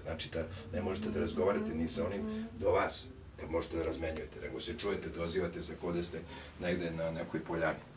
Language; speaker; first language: Bosnian; native; Bosnian